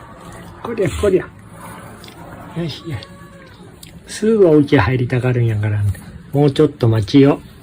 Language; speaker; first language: Japanese; native; Japanese